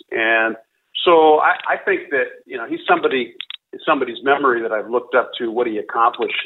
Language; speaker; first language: English; native; English